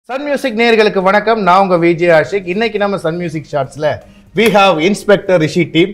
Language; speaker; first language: Tamil; native; Tamil